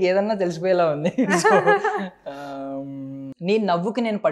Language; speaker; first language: Telugu; native; Telugu